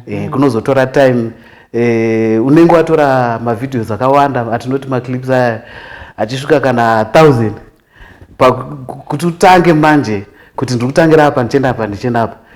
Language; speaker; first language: Shona; non-native, local second language; North Ndebele